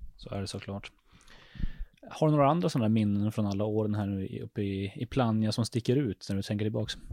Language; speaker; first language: Swedish; native; Swedish